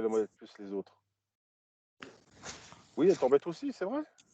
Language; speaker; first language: French; native; French